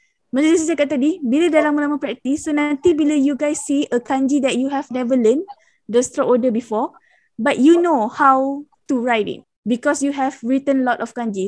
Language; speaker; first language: English; non-native, local second language; Malay